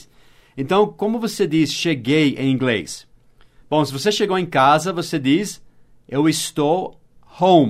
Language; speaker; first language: Portuguese; non-native, fluent; English